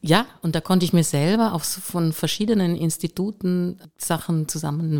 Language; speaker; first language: German; native; German